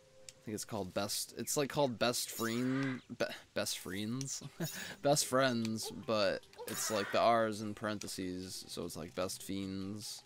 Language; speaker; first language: English; native; English